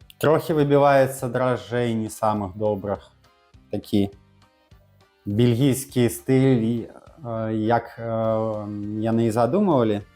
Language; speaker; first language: Belarusian; non-native, local second language; Russian